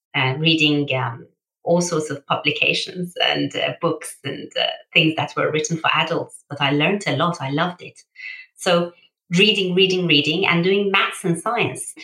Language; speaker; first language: English; early bilingual, other home language; Persian